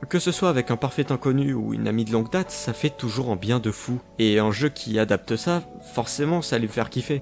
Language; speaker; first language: French; native; French